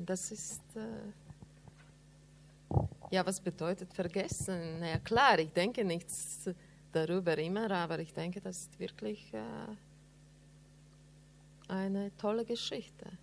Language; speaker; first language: German; non-native, learner; Latvian